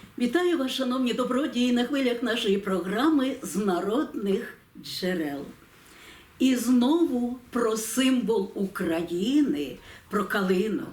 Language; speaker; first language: Ukrainian; native; Ukrainian